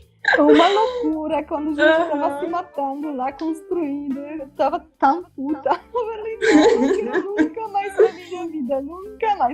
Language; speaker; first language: Portuguese; non-native, fluent; Polish